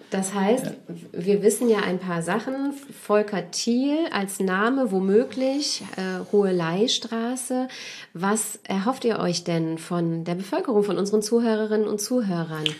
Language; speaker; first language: German; native; German